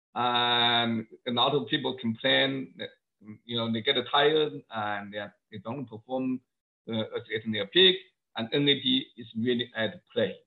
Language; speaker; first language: English; non-native, fluent; Chinese